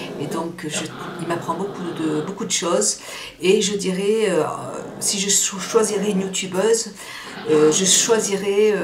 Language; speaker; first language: French; early bilingual, other home language; Portuguese